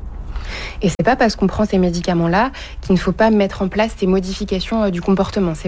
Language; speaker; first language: French; native; French